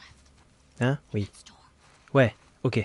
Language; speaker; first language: French; native; French